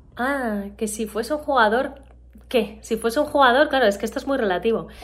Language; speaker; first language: Spanish; native; Spanish